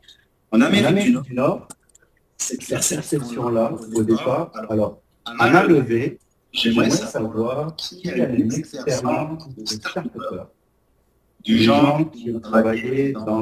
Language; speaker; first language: French; native; French